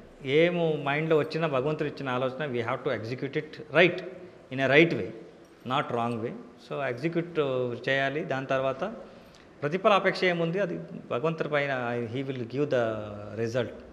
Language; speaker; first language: Telugu; non-native, local second language; Kannada